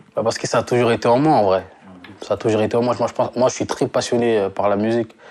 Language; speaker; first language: French; non-native, local second language; Lingala